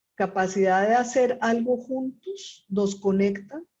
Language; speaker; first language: Spanish; native; Spanish